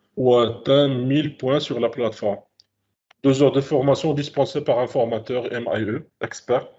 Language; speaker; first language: French; non-native, local second language; Arabic